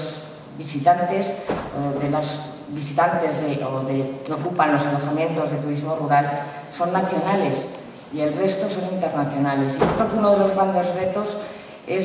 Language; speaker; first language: Spanish; native; Spanish